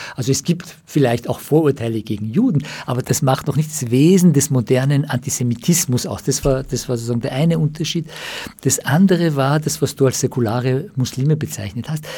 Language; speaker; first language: German; early bilingual, other home language; Persian